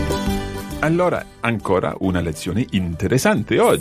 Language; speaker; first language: Italian; non-native, fluent; English